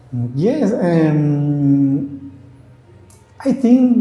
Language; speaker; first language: English; non-native, learner; Spanish